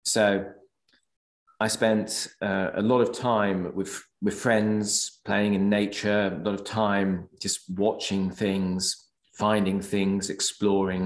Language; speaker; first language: English; native; English